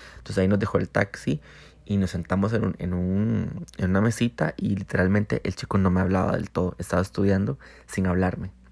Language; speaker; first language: Spanish; native; Spanish